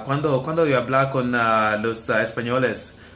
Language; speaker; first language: Spanish; non-native, learner; English